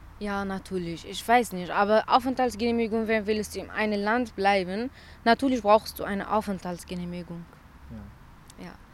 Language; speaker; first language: German; non-native, learner; Central Kurdish